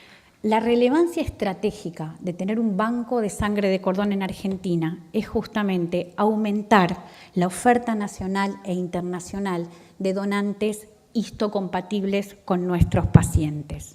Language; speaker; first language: Spanish; native; Spanish